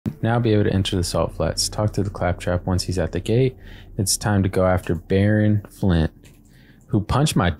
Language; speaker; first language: English; native; English